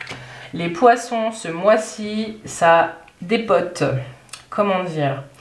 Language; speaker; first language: French; native; French